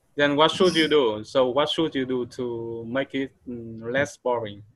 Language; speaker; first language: English; non-native, fluent; Vietnamese